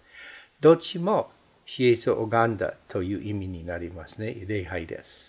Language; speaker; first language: Japanese; non-native, fluent; English